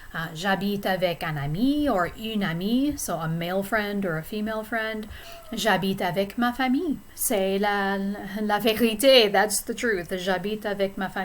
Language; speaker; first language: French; non-native, fluent; English